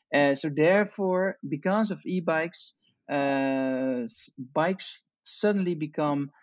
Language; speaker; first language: English; non-native, fluent; Dutch